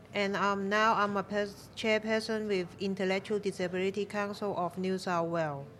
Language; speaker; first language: English; non-native, local second language; Cantonese